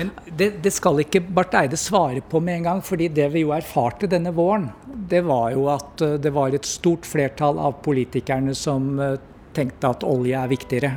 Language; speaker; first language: Norwegian; native; Norwegian